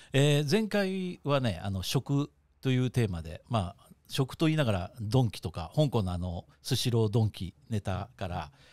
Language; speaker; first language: Japanese; native; Japanese